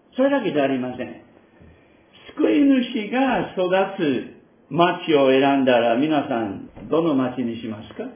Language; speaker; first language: Japanese; non-native, fluent; English